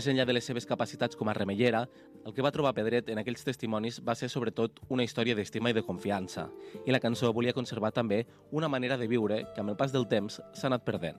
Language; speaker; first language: Catalan; native; Catalan